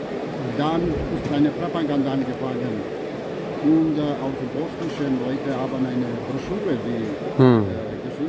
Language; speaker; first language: German; non-native, learner; Albanian